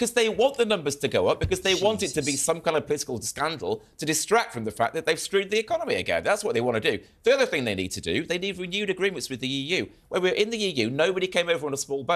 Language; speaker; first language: English; native; English